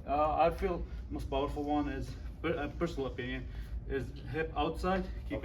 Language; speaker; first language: English; non-native, fluent; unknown